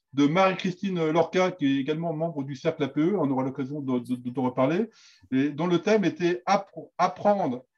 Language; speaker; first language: French; native; French